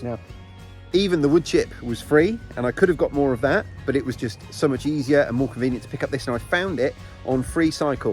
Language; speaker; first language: English; native; English